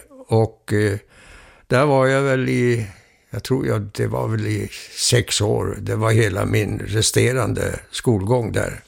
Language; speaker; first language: Swedish; early bilingual, heritage; Swedish